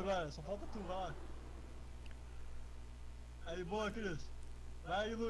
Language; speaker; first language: Portuguese; native; Portuguese